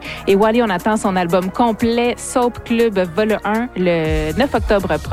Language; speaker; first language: French; native; French